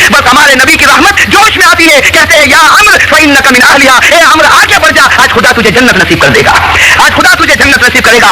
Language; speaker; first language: Urdu; native; Urdu